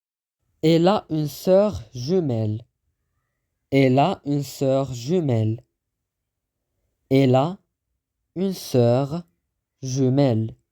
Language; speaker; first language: French; non-native, fluent; Arabic